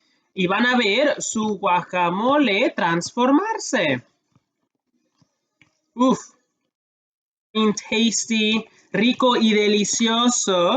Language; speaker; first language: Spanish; early bilingual, heritage; English